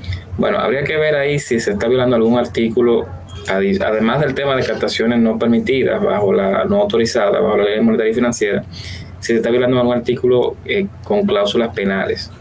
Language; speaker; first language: Spanish; native; Spanish